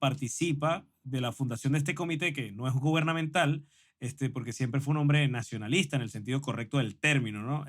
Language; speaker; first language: Spanish; native; Spanish